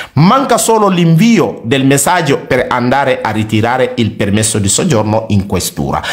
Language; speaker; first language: Italian; non-native, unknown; Mandingo